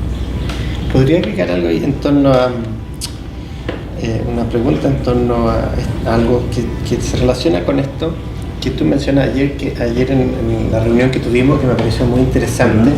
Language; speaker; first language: Spanish; native; Spanish